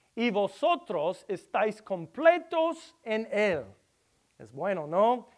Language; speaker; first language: Spanish; non-native, learner; English